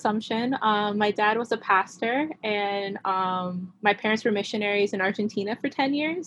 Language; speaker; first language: English; native; English